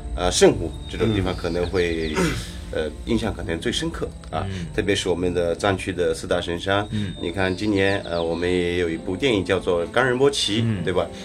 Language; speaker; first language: Chinese; non-native, local second language; Tibetan